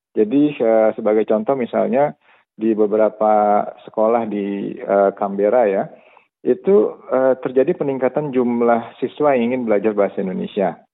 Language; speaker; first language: Indonesian; native; Indonesian